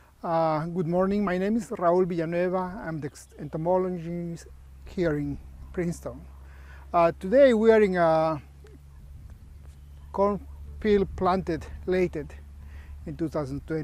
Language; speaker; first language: English; non-native, fluent; Spanish